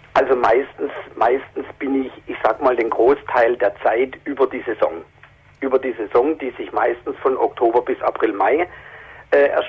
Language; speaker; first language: German; native; German